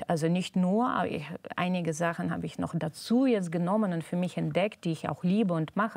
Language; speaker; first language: German; non-native, fluent; Russian